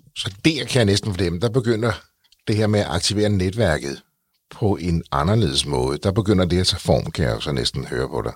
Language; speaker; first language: Danish; native; Danish